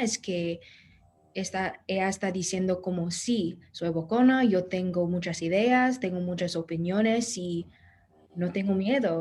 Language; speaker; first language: Spanish; non-native, fluent; English